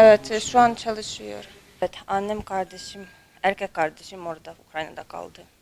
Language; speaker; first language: Turkish; non-native, fluent; Ukrainian